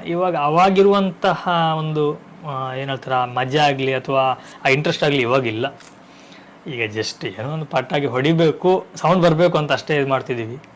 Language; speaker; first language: Kannada; non-native, local second language; Tulu